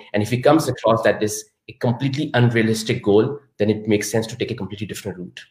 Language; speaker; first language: English; non-native, local second language; Urdu